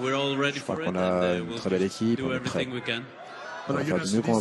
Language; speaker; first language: French; native; French